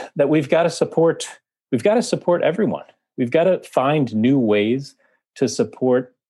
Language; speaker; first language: English; native; English